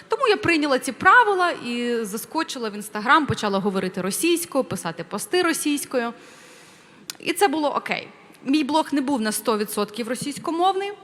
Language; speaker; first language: Ukrainian; non-native, local second language; Russian